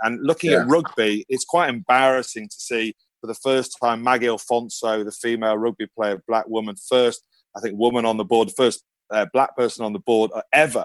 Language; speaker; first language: English; native; English